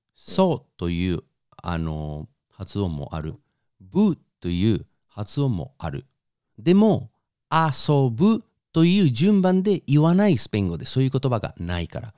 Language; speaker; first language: Japanese; non-native, fluent; Spanish